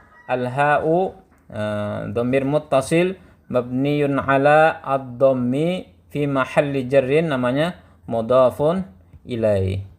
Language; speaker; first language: Arabic; non-native, fluent; Indonesian